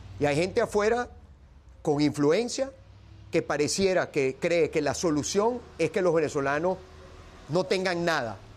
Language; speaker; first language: Spanish; native; Spanish